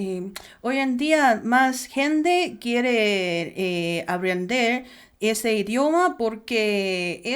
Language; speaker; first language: Spanish; non-native, learner; Chinese